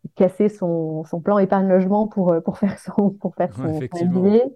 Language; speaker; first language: French; native; French